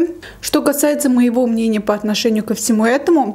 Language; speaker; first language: Russian; native; Russian